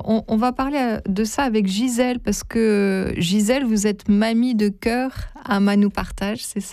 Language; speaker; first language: French; native; French